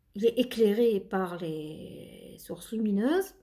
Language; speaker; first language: French; non-native, local second language; Arabic